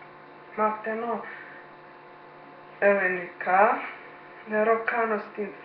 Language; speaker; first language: Greek; non-native, learner; Serbian